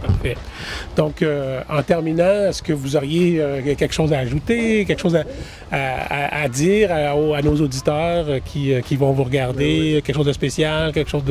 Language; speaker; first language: French; native; French